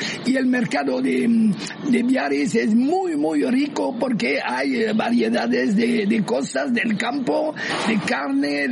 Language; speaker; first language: Spanish; non-native, fluent; French